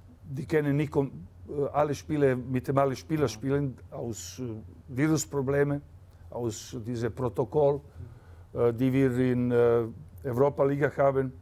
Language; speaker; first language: German; non-native, fluent; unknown